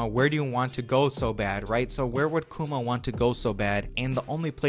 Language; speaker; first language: English; native; English